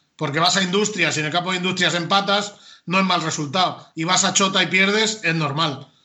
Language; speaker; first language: Spanish; native; Spanish